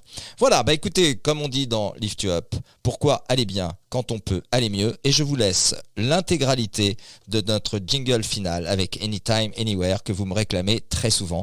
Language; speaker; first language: French; native; French